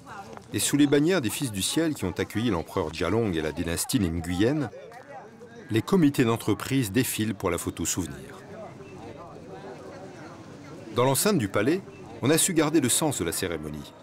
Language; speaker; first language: French; native; French